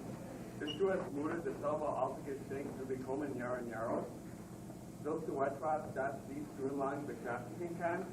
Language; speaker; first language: German; non-native, learner; English